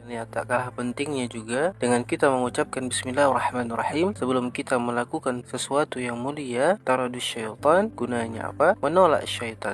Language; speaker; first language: Malay; native; Malay